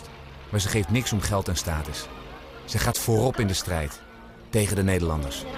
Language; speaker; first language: Dutch; native; Dutch